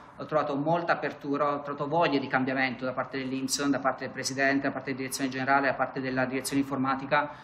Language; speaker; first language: Italian; native; Italian